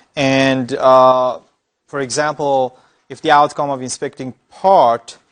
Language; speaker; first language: English; non-native, fluent; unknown